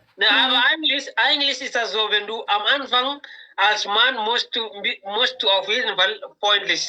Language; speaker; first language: German; non-native, learner; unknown